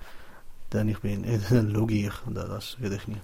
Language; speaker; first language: German; non-native, learner; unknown